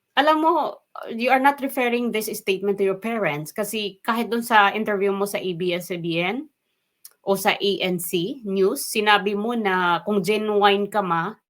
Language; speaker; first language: Filipino; non-native, local second language; Waray